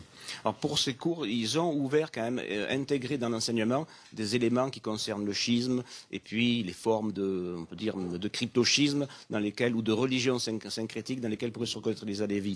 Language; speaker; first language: French; native; French